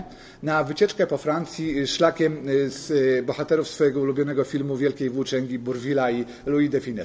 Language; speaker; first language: Polish; native; Polish